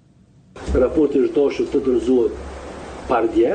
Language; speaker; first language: Albanian; native; Albanian